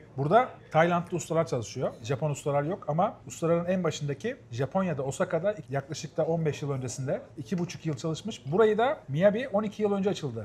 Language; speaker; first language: Turkish; native; Turkish